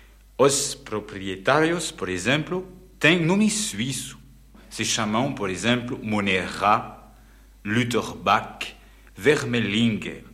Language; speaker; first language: Portuguese; non-native, fluent; French